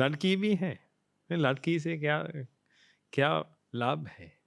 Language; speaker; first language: Hindi; non-native, fluent; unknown